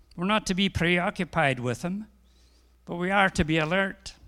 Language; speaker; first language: English; native; English